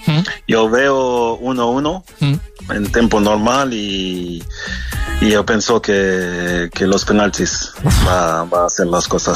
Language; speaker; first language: Spanish; non-native, fluent; French